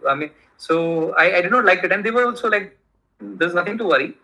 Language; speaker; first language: English; non-native, local second language; Kannada